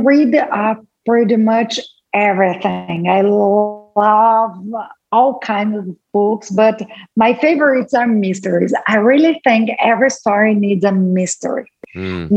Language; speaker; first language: English; non-native, fluent; Portuguese